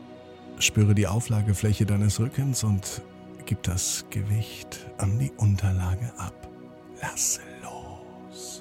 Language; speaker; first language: German; native; German